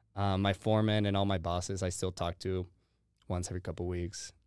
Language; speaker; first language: English; early bilingual, heritage; Spanish